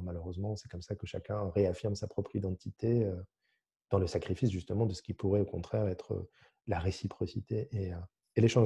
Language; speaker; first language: French; native; French